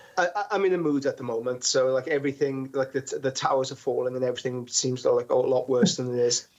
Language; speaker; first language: English; native; English